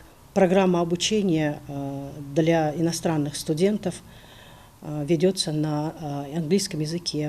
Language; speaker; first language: Russian; native; Russian